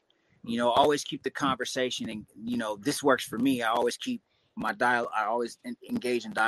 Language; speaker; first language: English; native; English